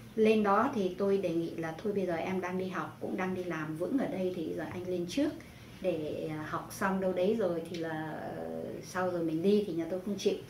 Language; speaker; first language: Vietnamese; native; Vietnamese